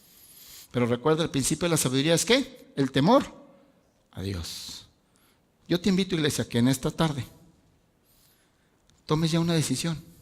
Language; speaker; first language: Spanish; native; Spanish